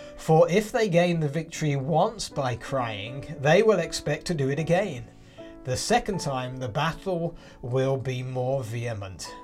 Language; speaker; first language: English; native; English